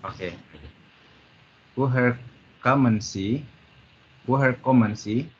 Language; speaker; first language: German; non-native, learner; Indonesian